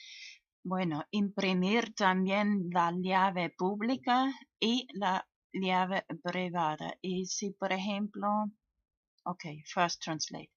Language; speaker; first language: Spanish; non-native, learner; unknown